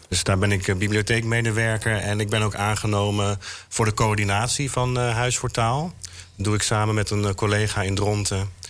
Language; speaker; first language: Dutch; native; Dutch